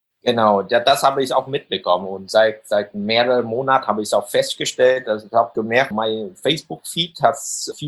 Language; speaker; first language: German; non-native, fluent; Vietnamese